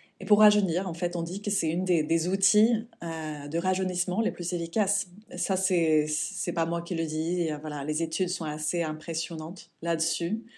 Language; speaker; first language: French; non-native, fluent; Swedish